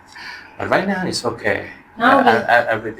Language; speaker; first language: English; non-native, learner; Thai